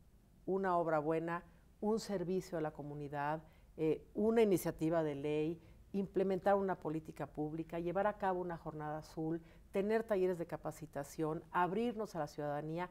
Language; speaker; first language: Spanish; native; Spanish